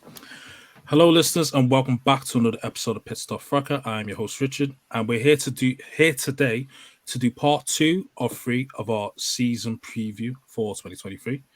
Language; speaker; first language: English; native; English